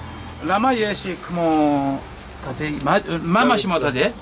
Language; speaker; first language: Hebrew; non-native, learner; Korean